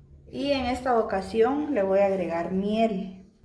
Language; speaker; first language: Spanish; native; Spanish